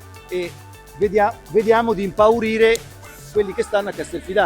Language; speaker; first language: Italian; native; Italian